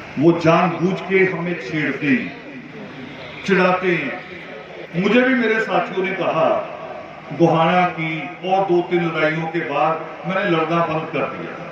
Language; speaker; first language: Hindi; non-native, local second language; Punjabi